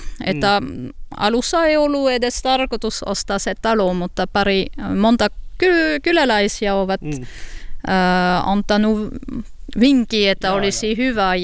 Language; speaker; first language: Finnish; non-native, learner; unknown